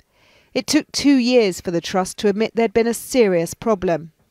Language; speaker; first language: English; native; English